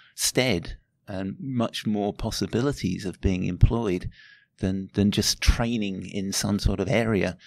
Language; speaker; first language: English; native; English